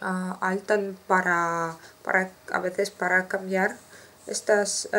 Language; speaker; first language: Spanish; non-native, learner; Russian